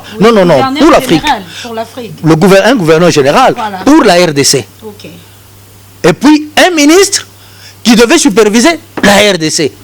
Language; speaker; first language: French; non-native, local second language; Lingala